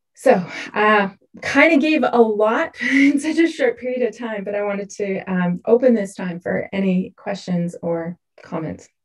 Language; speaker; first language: English; native; English